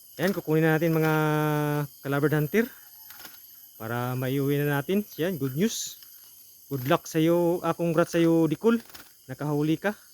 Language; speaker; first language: Filipino; non-native, local second language; Cebuano